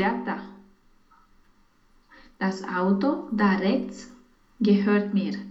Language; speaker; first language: German; non-native, learner; Romanian